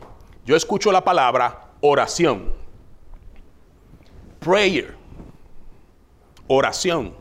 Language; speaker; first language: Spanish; native; Spanish